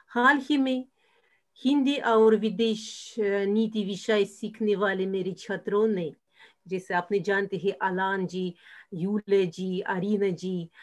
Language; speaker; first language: Hindi; non-native, fluent; Russian